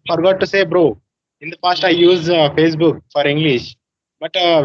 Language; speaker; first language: English; non-native, learner; Telugu